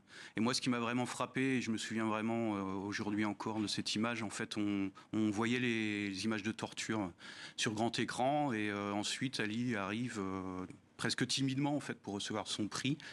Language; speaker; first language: French; native; French